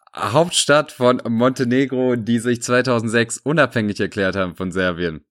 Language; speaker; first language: German; early bilingual, other home language; Serbian